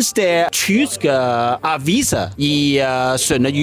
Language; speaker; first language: Danish; non-native, learner; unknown